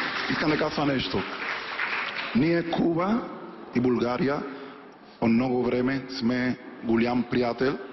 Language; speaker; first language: Bulgarian; non-native, learner; Spanish